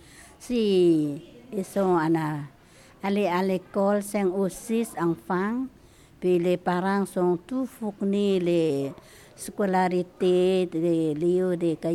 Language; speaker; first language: French; non-native, learner; Lao